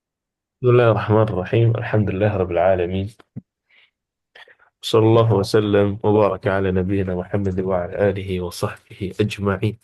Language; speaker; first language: Arabic; non-native, fluent; Indonesian